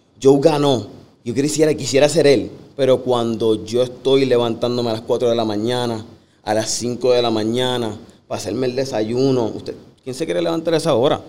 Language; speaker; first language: Spanish; native; Spanish